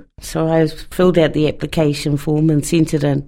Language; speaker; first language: English; native; English